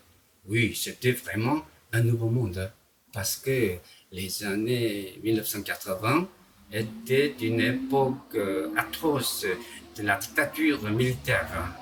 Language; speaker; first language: French; non-native, fluent; Korean